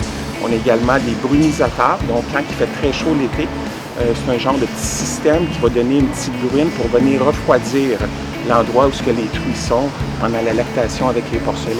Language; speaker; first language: French; native; French